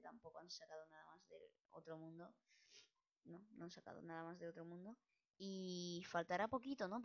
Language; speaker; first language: Spanish; native; Spanish